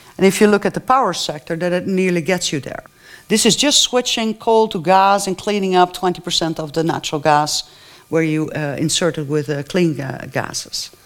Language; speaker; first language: English; non-native, fluent; Dutch